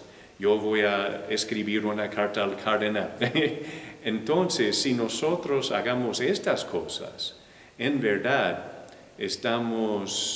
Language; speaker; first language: Spanish; non-native, fluent; English